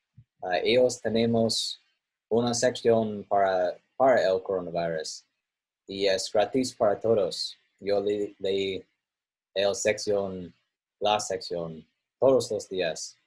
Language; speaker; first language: Spanish; non-native, learner; English